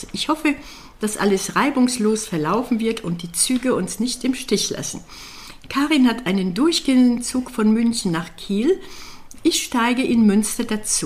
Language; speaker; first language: German; native; German